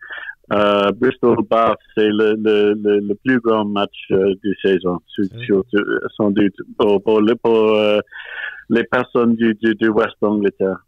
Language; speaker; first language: French; non-native, fluent; English